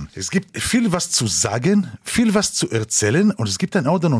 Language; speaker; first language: German; non-native, learner; Hebrew